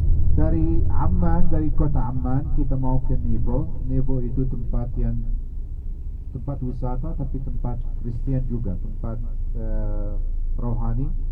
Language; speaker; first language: Indonesian; non-native, fluent; Arabic